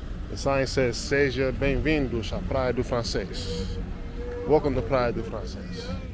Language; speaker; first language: Portuguese; non-native, learner; English